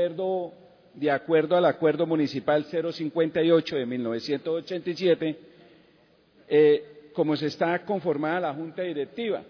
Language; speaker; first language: Spanish; native; Spanish